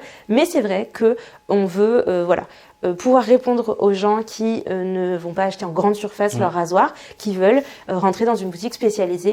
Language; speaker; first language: French; native; French